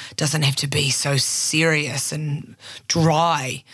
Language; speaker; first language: English; native; English